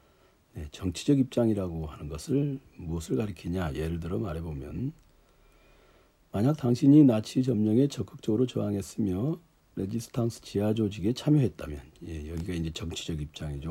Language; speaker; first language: Korean; native; Korean